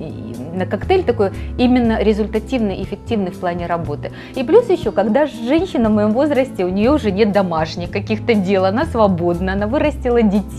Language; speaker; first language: Russian; native; Russian